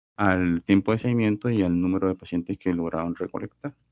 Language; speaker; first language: Spanish; native; Spanish